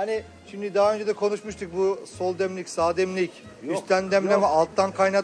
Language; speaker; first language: Turkish; native; Turkish